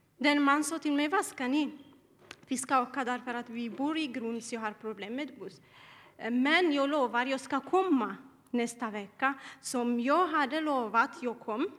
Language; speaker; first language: Swedish; non-native, learner; Tigrinya